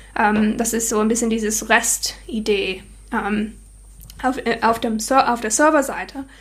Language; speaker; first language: German; non-native, fluent; English